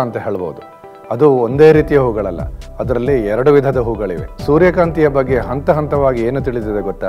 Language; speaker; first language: Kannada; native; Kannada